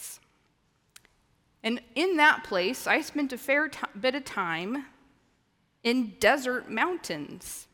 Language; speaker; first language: English; native; English